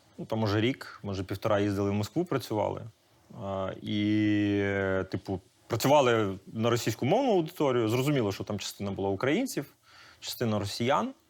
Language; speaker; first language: Ukrainian; native; Ukrainian